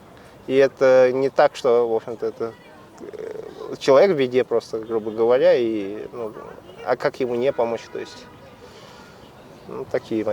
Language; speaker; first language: Russian; native; Russian